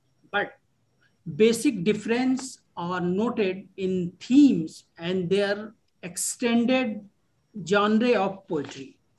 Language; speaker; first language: English; non-native, local second language; Urdu